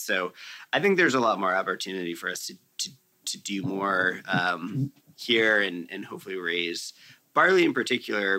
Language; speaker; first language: English; native; English